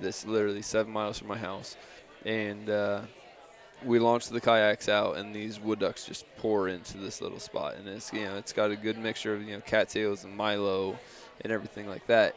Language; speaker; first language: English; native; English